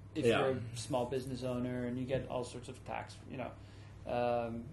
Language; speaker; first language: English; early bilingual, other home language; German